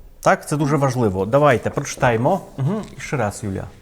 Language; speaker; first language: Ukrainian; non-native, fluent; Polish